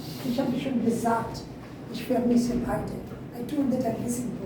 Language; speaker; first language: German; non-native, learner; Bangla